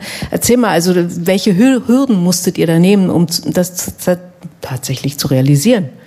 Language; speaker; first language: German; native; German